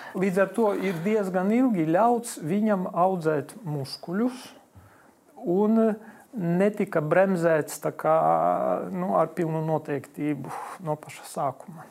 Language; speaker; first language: Latvian; non-native, local second language; Polish